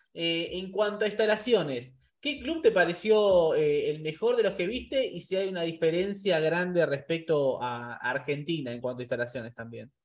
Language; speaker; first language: Spanish; native; Spanish